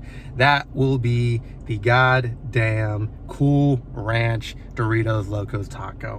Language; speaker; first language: English; native; English